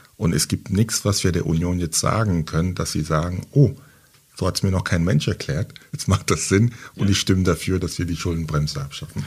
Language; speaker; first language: German; early bilingual, other home language; French